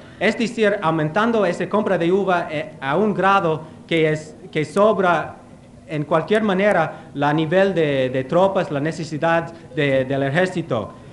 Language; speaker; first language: Spanish; non-native, fluent; English